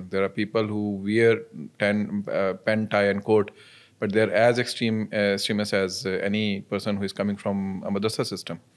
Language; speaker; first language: English; non-native, local second language; Urdu